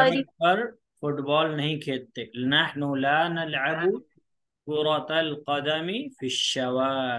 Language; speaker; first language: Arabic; non-native, fluent; Urdu